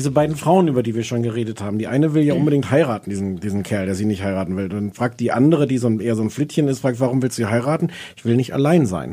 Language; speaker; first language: German; native; German